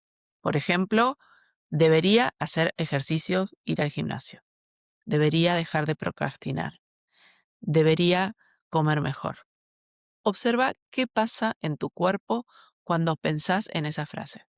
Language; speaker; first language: Spanish; native; Spanish